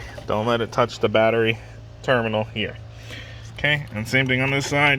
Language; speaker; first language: English; native; English